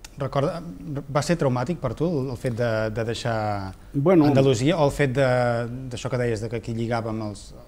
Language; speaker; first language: Catalan; native; Catalan